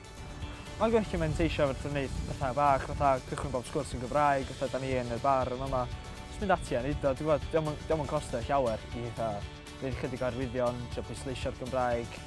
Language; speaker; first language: Welsh; native; Welsh